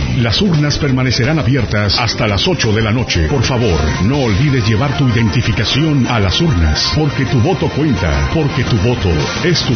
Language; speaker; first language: Spanish; native; Spanish